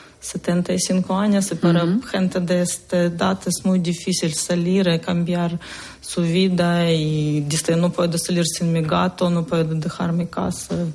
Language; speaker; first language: Spanish; non-native, learner; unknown